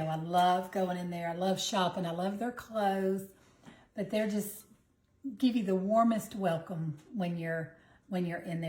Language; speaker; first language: English; native; English